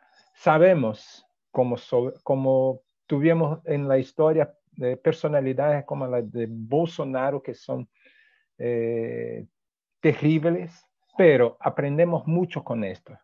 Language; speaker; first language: Spanish; non-native, fluent; Portuguese